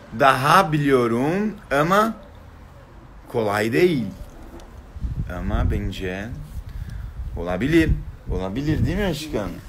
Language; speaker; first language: Turkish; non-native, learner; Portuguese